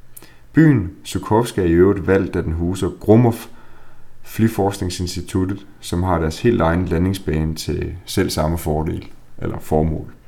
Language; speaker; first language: Danish; native; Danish